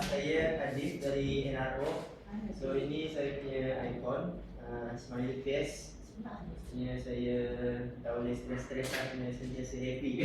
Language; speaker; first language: Malay; native; Malay